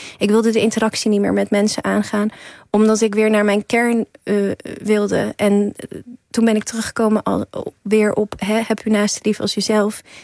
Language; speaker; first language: Dutch; early bilingual, other home language; Persian